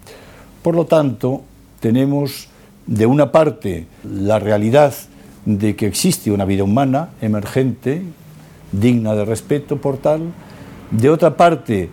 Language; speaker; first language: Spanish; native; Spanish